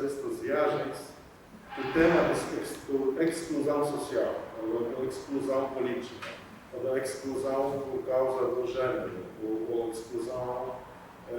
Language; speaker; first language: Portuguese; non-native, fluent; Polish